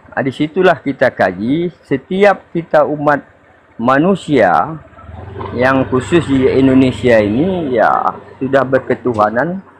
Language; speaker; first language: Indonesian; non-native, local second language; Achinese